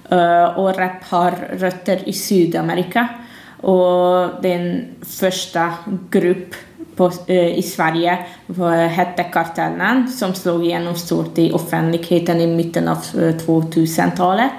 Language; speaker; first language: Swedish; non-native, fluent; Hungarian